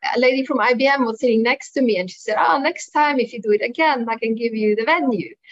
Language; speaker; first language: English; non-native, fluent; Norwegian